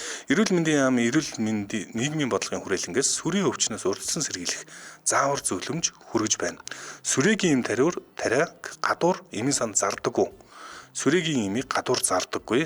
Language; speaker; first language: Mongolian; native; Mongolian